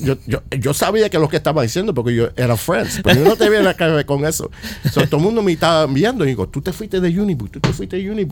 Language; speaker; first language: Spanish; early bilingual, heritage; Spanish